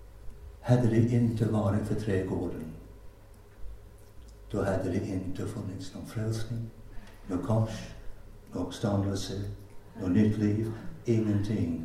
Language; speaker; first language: Swedish; non-native, fluent; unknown